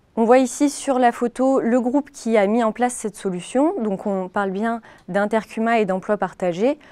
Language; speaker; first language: French; native; French